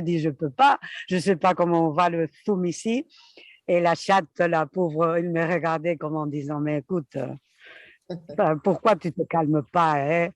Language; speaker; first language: French; non-native, fluent; Spanish